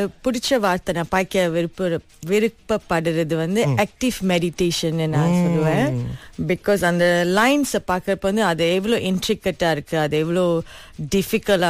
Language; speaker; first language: Tamil; early bilingual, heritage; Tamil